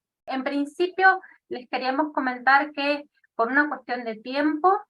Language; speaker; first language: Spanish; native; Spanish